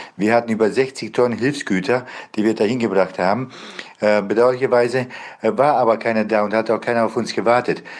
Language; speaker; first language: German; non-native, fluent; Bosnian